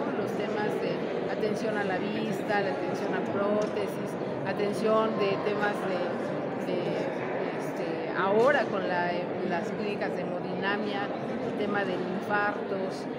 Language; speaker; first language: Spanish; native; Spanish